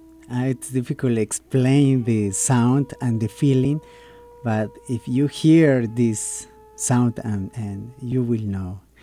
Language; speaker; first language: English; non-native, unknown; Spanish